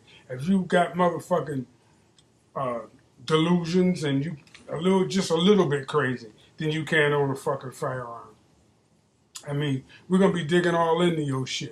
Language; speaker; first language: English; native; English